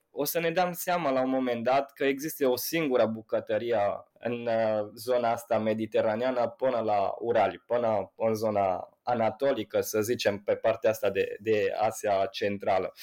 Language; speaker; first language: Romanian; non-native, fluent; Italian